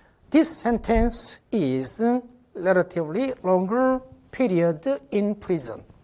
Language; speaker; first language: English; non-native, fluent; Korean